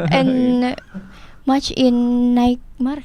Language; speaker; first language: English; non-native, learner; Indonesian